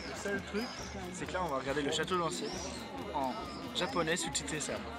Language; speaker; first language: French; native; French